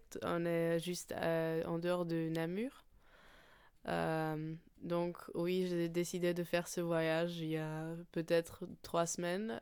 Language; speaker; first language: French; non-native, fluent; Polish